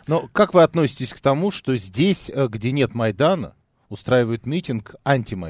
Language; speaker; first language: Russian; native; Russian